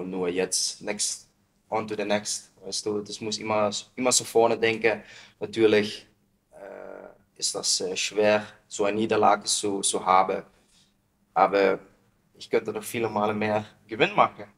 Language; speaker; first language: German; non-native, learner; Dutch